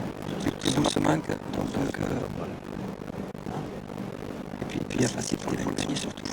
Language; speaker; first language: French; native; French